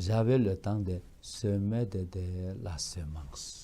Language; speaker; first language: French; non-native, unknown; Korean